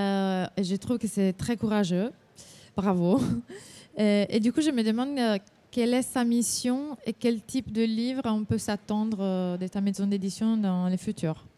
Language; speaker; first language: French; non-native, fluent; Italian